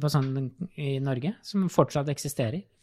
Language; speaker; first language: Norwegian; native; Norwegian